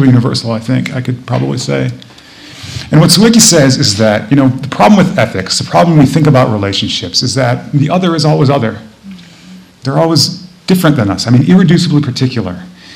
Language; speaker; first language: English; native; English